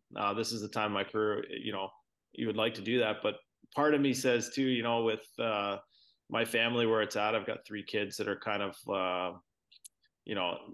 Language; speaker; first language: English; native; English